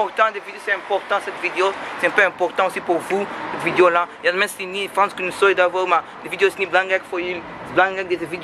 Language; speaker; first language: French; non-native, local second language; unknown